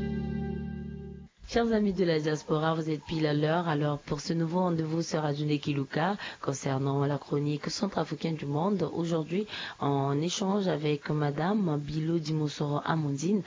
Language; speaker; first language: French; non-native, local second language; Sango